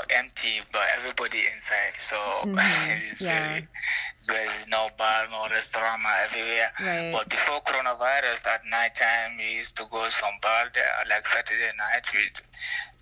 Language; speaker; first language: English; non-native, local second language; Fula